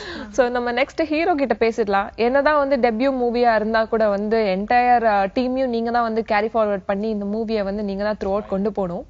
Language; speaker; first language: Tamil; native; Tamil